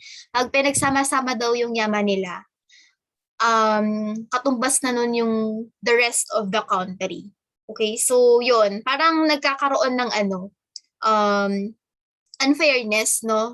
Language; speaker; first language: Filipino; native; Filipino